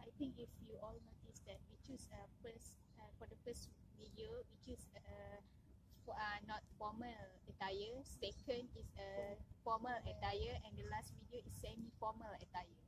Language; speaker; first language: English; non-native, learner; Malay